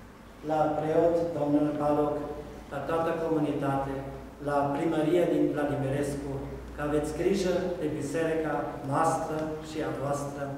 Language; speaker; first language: Romanian; non-native, local second language; German